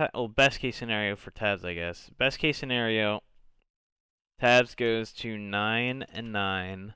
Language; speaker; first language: English; native; English